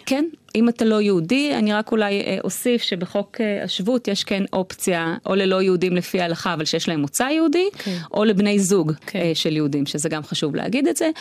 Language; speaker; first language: Hebrew; native; Hebrew